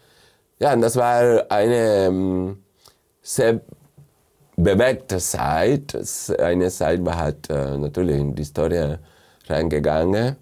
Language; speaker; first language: German; non-native, fluent; Spanish